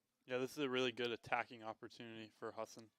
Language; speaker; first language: English; native; English